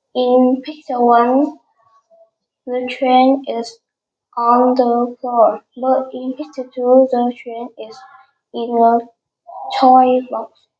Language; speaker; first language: English; non-native, learner; Vietnamese